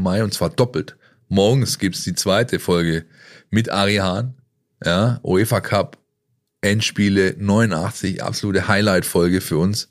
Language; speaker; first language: German; native; German